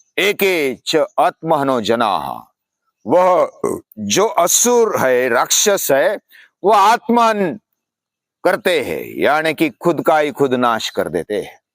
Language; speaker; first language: Hindi; non-native, local second language; Marathi